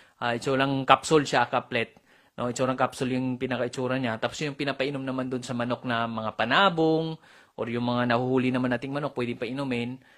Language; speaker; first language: Filipino; non-native, local second language; Cebuano